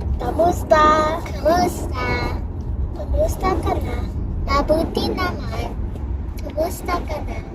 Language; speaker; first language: Filipino; non-native, learner; English